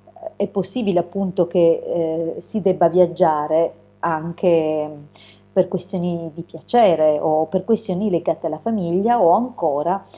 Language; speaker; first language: Italian; native; Italian